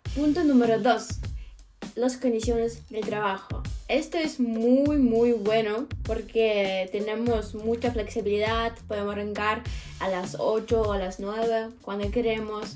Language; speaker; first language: Spanish; non-native, fluent; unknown